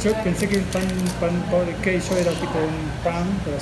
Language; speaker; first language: Spanish; native; Spanish